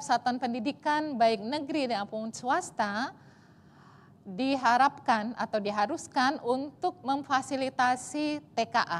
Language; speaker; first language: Indonesian; native; Indonesian